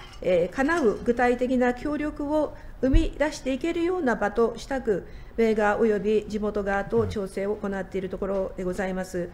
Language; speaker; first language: Japanese; native; Japanese